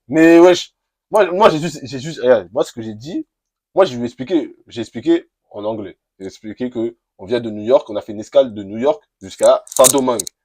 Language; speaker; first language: French; native; French